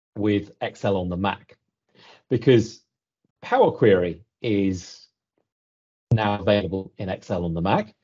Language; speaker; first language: English; native; English